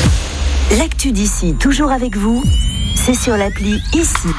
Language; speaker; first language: French; native; French